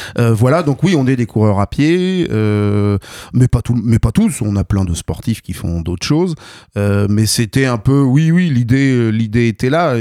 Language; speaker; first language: French; native; French